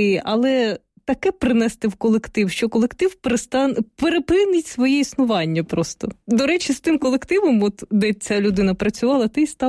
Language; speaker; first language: Ukrainian; native; Ukrainian